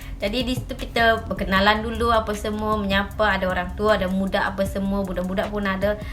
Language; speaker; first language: Malay; native; Malay